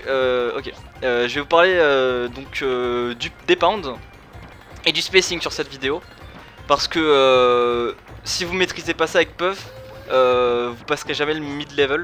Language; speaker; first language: French; native; French